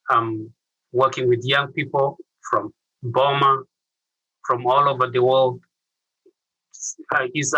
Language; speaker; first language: English; non-native, local second language; Acoli